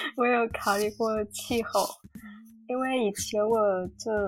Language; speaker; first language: Chinese; non-native, learner; Vietnamese